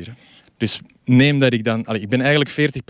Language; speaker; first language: Dutch; native; Dutch